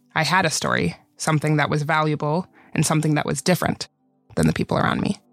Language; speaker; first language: English; early bilingual, other home language; Swedish